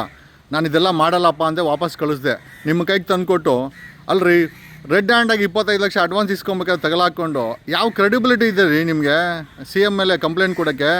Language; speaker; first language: Kannada; native; Kannada